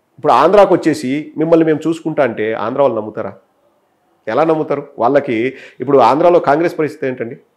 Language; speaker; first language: Telugu; native; Telugu